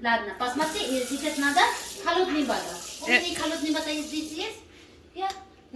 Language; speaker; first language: Russian; non-native, learner; Bangla